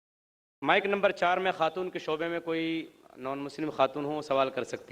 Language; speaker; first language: Hindi; native; Hindi